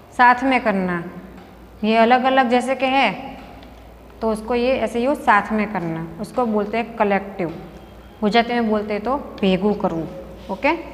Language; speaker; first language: Hindi; non-native, local second language; Gujarati